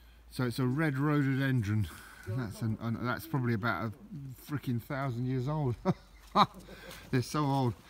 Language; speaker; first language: English; native; English